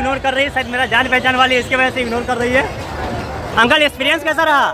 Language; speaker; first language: Hindi; native; Hindi